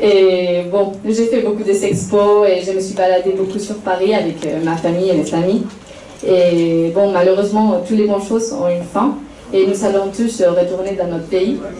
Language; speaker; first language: French; non-native, fluent; Spanish